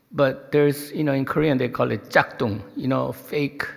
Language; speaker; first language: English; early bilingual, other home language; Korean